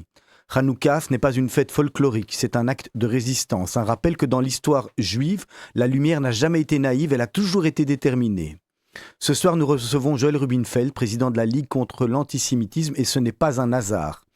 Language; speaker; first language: French; native; French